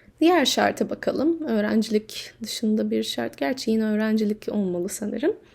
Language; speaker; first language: Turkish; native; Turkish